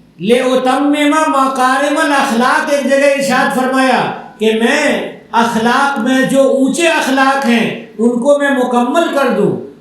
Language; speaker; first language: Urdu; native; Urdu